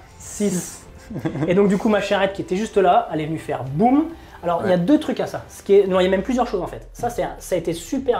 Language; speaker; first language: French; native; French